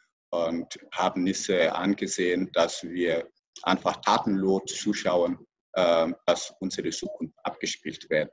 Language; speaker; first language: German; non-native, fluent; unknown